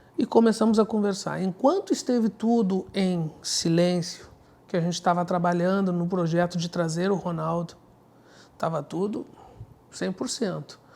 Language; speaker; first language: Portuguese; native; Portuguese